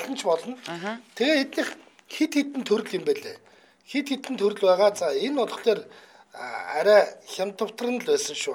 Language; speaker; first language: Mongolian; native; Mongolian